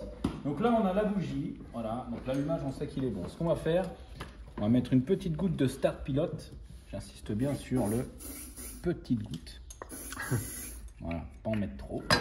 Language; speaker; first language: French; native; French